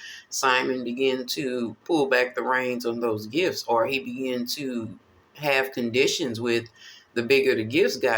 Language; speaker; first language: English; native; English